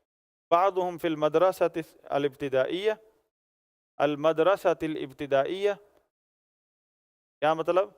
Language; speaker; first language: Arabic; non-native, fluent; Urdu